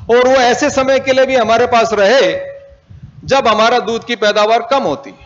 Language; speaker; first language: Hindi; native; Hindi